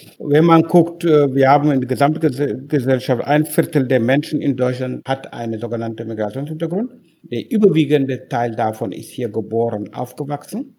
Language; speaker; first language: German; non-native, fluent; Wolof